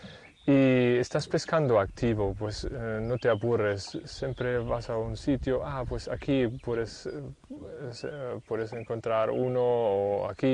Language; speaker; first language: Spanish; non-native, fluent; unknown